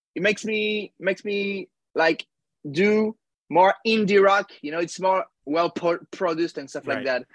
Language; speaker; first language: English; non-native, fluent; French